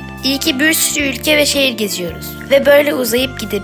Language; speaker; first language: Turkish; early bilingual, heritage; Turkish